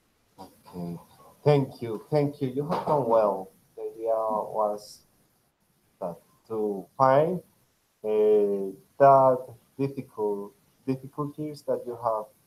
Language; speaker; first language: English; non-native, fluent; Spanish